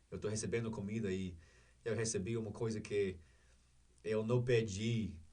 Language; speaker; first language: Portuguese; non-native, learner; English